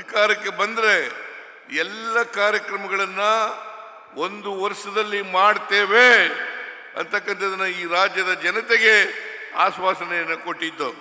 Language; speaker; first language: Kannada; native; Kannada